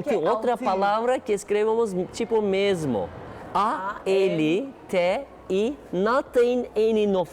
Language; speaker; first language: Portuguese; non-native, learner; Turkish